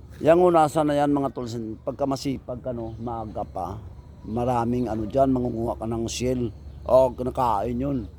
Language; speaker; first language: Filipino; native; Filipino